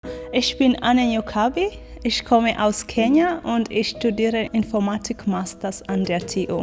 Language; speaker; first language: German; non-native, learner; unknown